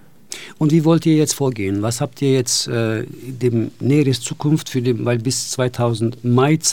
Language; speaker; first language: German; non-native, fluent; Turkish